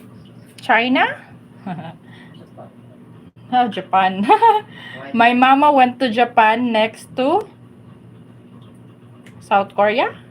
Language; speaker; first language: English; non-native, local second language; Cebuano